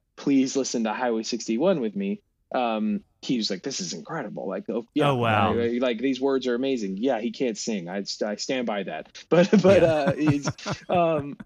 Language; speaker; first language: English; native; English